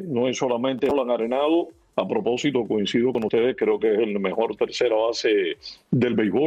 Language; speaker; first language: Spanish; native; Spanish